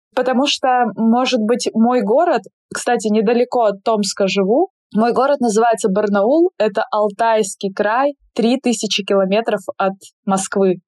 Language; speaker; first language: Russian; native; Russian